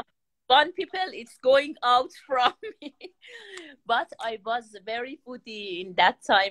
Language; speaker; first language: English; non-native, learner; Persian